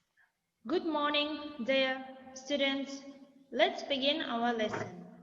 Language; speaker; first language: English; non-native, fluent; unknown